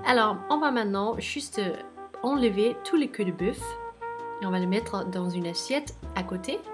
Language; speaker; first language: French; non-native, fluent; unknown